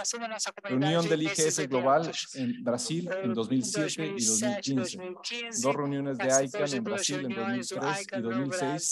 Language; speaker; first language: Spanish; native; Spanish